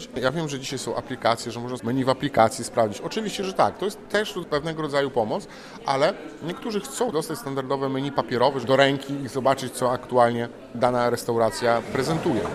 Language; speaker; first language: Polish; native; Polish